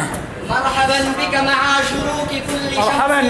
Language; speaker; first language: Arabic; non-native, learner; Bangla